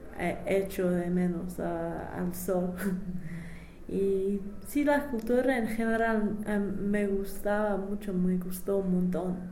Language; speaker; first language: Spanish; non-native, fluent; English